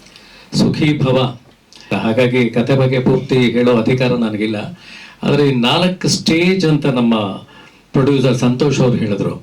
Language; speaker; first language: Kannada; native; Kannada